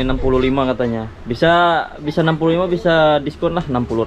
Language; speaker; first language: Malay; non-native, local second language; Sundanese